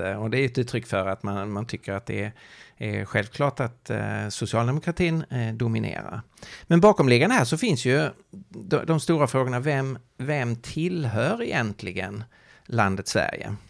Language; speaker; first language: Swedish; native; Swedish